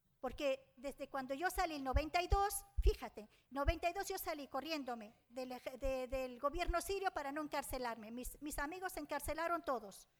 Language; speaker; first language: Spanish; non-native, fluent; Arabic